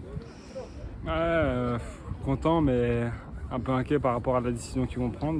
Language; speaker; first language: French; native; French